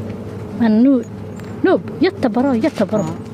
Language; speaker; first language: Swedish; non-native, learner; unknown